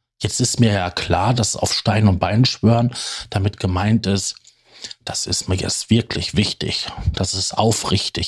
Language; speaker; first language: German; native; German